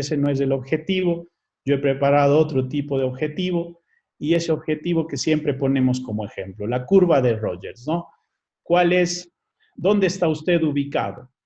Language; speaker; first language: Spanish; native; Spanish